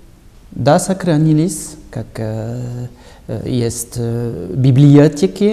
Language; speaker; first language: Russian; non-native, learner; French